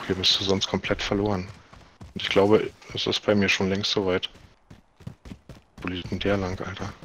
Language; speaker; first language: German; native; German